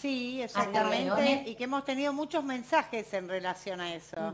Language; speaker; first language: Spanish; native; Spanish